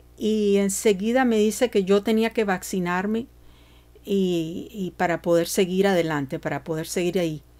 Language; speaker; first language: Spanish; early bilingual, heritage; Spanish